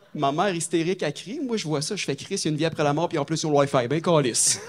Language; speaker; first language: French; native; French